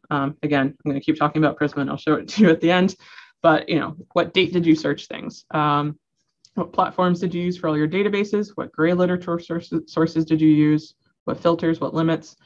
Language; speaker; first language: English; native; English